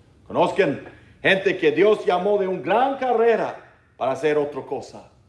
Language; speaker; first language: Spanish; non-native, learner; English